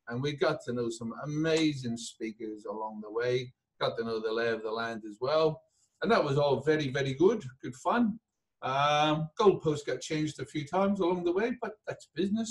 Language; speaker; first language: English; native; English